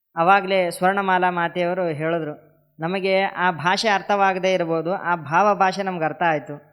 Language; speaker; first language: Kannada; native; Kannada